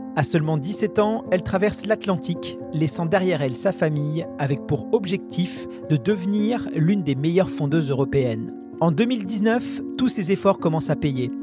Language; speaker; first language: French; native; French